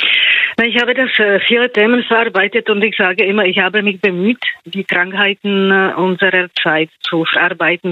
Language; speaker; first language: German; non-native, fluent; Czech